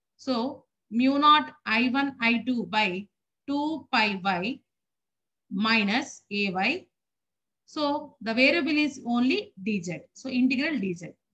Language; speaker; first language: English; non-native, local second language; Telugu